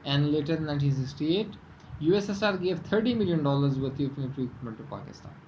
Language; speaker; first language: English; non-native, local second language; Urdu